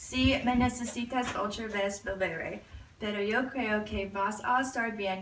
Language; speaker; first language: Spanish; non-native, learner; English